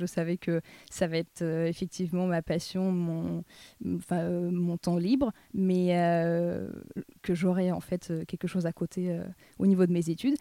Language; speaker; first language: French; non-native, fluent; Russian